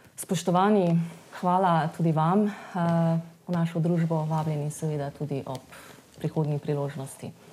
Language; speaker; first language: Slovenian; native; Slovenian